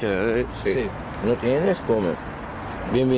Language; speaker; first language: Spanish; non-native, learner; Arabic